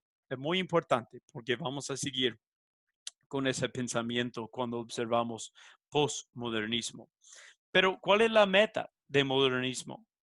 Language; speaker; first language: Spanish; non-native, fluent; English